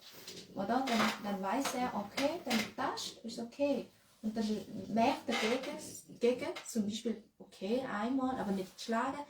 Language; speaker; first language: German; non-native, learner; Thai